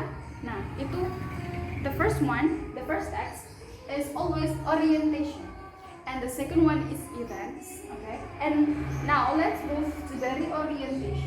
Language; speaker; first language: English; non-native, fluent; Indonesian